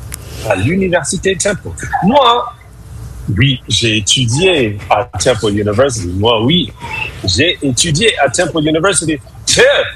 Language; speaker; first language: French; non-native, fluent; English